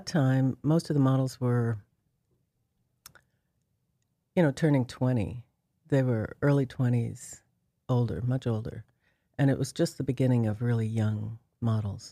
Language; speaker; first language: English; native; English